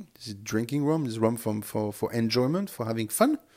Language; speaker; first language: English; non-native, fluent; French